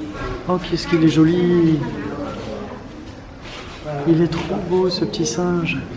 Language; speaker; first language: French; native; French